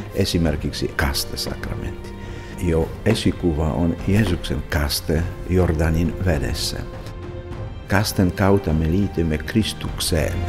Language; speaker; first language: Finnish; non-native, fluent; Polish